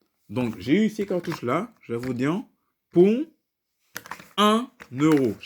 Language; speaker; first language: French; native; French